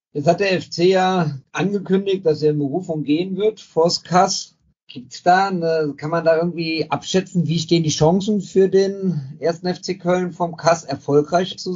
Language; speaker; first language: German; native; German